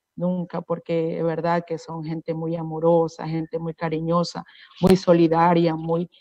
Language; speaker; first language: Spanish; native; Spanish